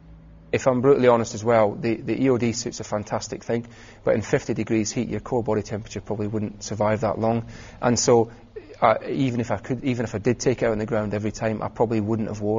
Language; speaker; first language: English; native; English